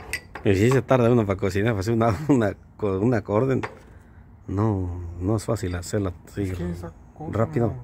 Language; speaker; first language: Spanish; native; Spanish